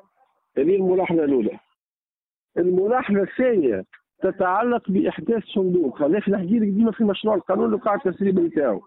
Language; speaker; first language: Arabic; native; Arabic